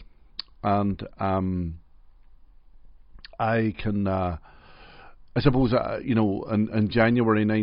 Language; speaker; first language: English; native; English